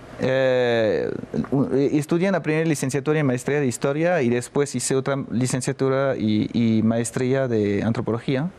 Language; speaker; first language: Spanish; non-native, fluent; French